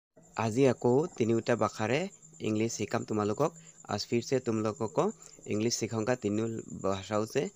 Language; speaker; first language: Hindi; non-native, local second language; Assamese